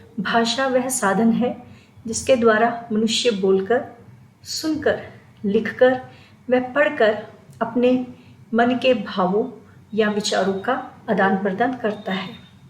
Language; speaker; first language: Hindi; native; Hindi